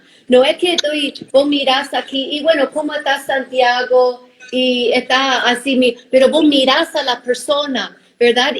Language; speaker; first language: Spanish; non-native, fluent; English